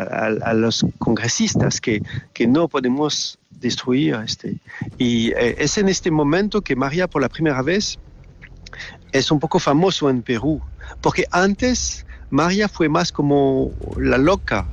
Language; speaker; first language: Spanish; non-native, learner; French